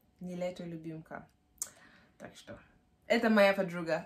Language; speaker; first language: Russian; non-native, learner; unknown